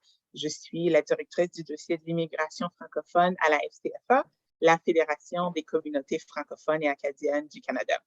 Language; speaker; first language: French; native; French